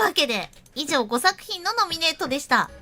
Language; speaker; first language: Japanese; native; Japanese